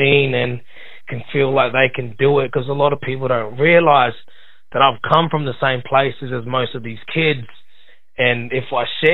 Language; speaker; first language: English; native; English